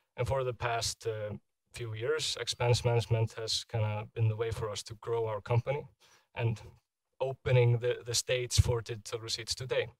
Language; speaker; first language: English; non-native, fluent; Icelandic